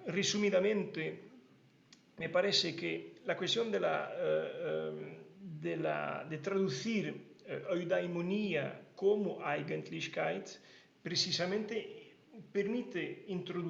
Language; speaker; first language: Spanish; non-native, fluent; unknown